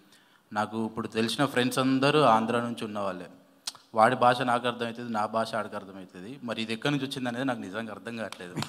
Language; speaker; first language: Telugu; native; Telugu